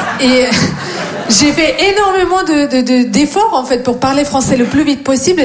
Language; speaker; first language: French; non-native, fluent; Russian